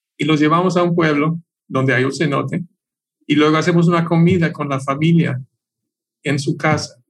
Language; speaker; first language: Spanish; non-native, fluent; English